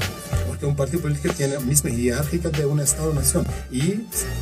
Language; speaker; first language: Spanish; non-native, learner; Kurdish